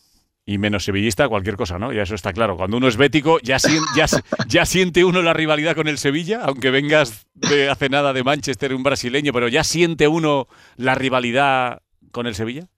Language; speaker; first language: Spanish; native; Spanish